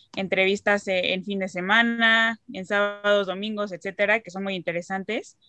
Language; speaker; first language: Spanish; native; Spanish